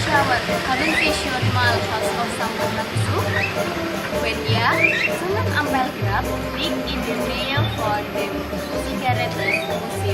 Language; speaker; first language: German; non-native, learner; Indonesian